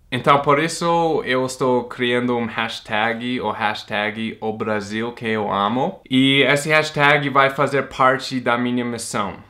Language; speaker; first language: Portuguese; non-native, fluent; English